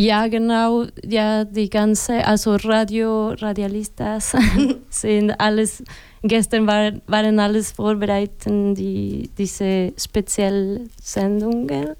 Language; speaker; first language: German; non-native, learner; Spanish